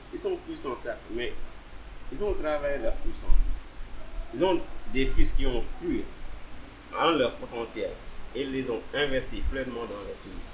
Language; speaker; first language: French; non-native, local second language; Wolof